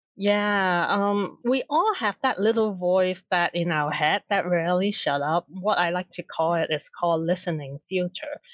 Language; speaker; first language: English; non-native, local second language; Cantonese